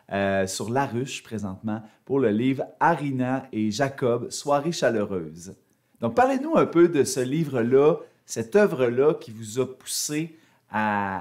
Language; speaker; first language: French; native; French